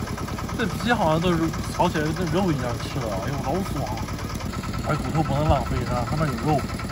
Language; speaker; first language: Chinese; native; Chinese